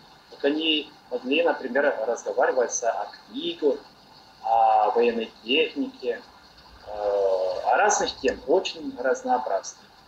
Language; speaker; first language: Russian; non-native, fluent; Portuguese